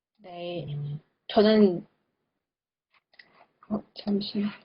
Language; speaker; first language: Korean; non-native, fluent; Chinese